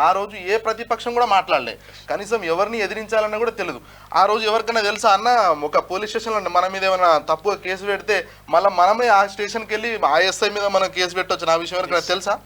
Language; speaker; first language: Telugu; non-native, local second language; Lambadi